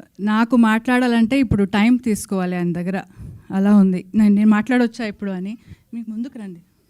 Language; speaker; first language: Telugu; non-native, local second language; Kannada